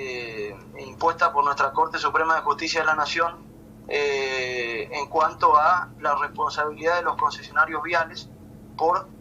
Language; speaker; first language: Spanish; native; Spanish